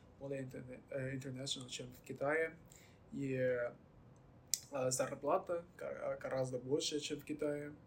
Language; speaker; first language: Russian; non-native, learner; Chinese